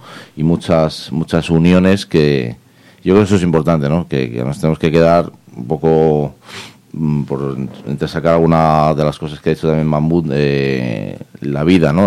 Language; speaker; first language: Spanish; native; Spanish